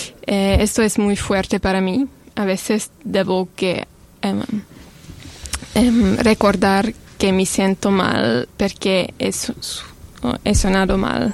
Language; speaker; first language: Spanish; non-native, learner; Italian